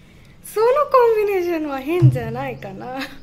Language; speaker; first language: Japanese; non-native, learner; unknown